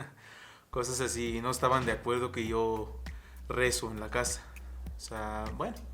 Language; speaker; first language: Spanish; non-native, fluent; Arabic